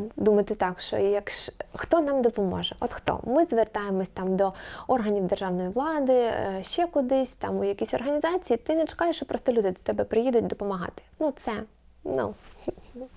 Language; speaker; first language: Ukrainian; non-native, local second language; Russian